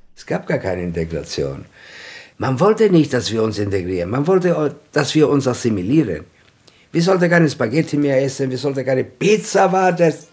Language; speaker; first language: German; non-native, fluent; Italian